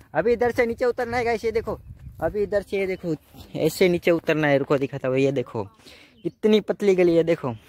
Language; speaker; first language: Hindi; non-native, local second language; Gujarati